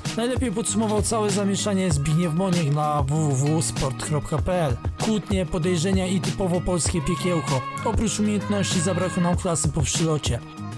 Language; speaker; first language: Polish; native; Polish